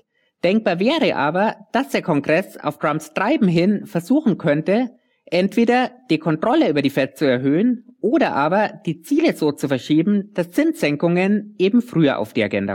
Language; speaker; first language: German; native; German